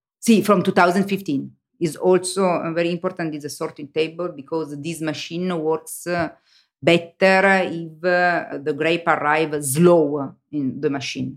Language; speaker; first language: English; non-native, learner; Italian